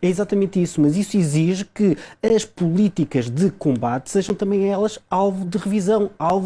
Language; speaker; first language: Portuguese; native; Portuguese